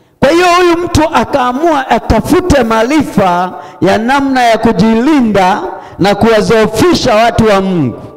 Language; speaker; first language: Swahili; non-native, local second language; Sukuma